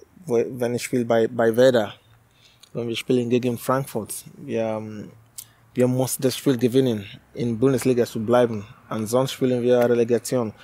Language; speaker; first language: German; non-native, learner; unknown